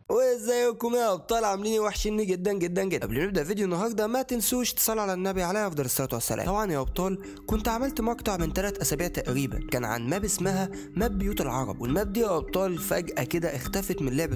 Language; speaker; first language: Arabic; native; Arabic